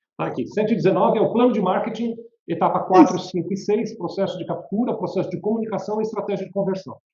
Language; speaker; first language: Portuguese; native; Portuguese